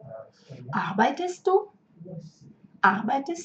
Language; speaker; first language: German; non-native, fluent; Russian